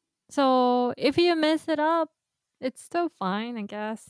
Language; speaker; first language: English; non-native, fluent; Japanese